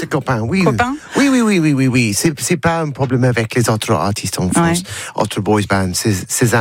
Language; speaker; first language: French; non-native, learner; English